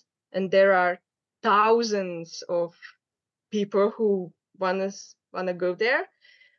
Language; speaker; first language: English; non-native, fluent; Hungarian